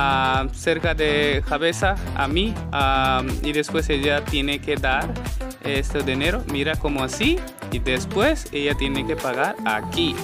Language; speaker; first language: Spanish; non-native, learner; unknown